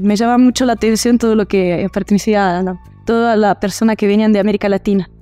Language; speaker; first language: Spanish; early bilingual, heritage; Italian